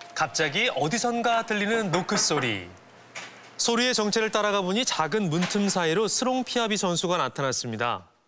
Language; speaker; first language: Korean; native; Korean